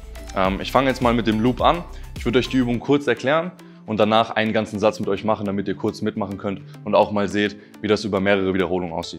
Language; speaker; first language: German; native; German